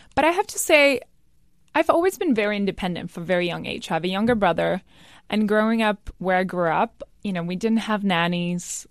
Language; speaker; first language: English; non-native, fluent; Czech